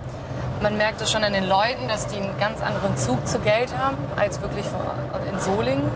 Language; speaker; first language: German; native; German